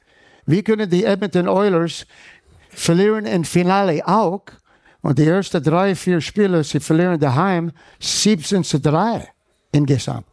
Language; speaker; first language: German; non-native, fluent; English